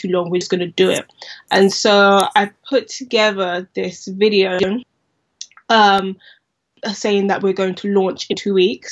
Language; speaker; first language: English; native; English